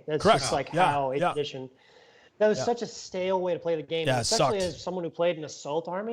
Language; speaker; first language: English; native; English